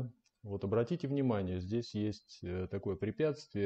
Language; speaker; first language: Russian; native; Russian